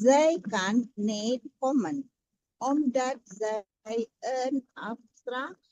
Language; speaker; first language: Dutch; non-native, learner; Indonesian